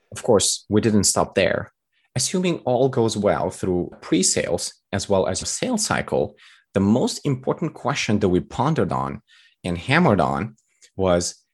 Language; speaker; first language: English; early bilingual, other home language; Tajik